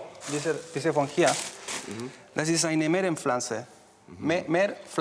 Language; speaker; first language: German; non-native, learner; Spanish